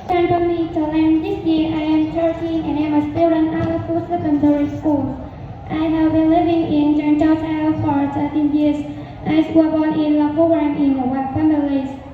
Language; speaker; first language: English; non-native, learner; Vietnamese